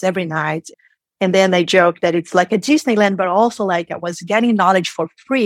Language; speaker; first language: English; non-native, fluent; Portuguese